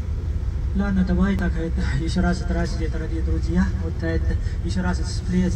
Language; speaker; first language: Russian; non-native, learner; Chinese